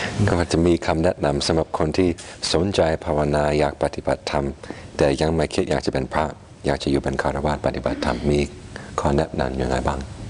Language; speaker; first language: Thai; non-native, fluent; English